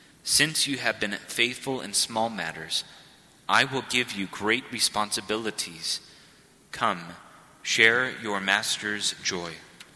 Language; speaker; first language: English; native; English